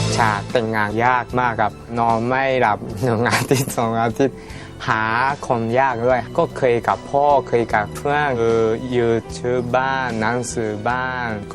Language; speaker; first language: Thai; early bilingual, heritage; Japanese